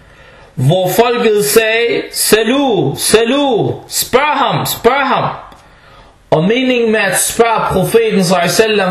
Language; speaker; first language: Danish; non-native, fluent; Arabic